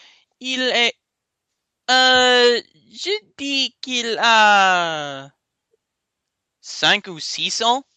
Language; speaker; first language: French; non-native, learner; English